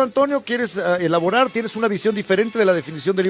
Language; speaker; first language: Spanish; native; Spanish